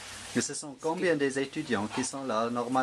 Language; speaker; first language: French; non-native, fluent; German